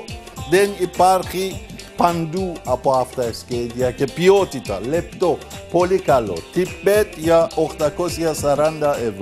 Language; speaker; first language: Greek; non-native, fluent; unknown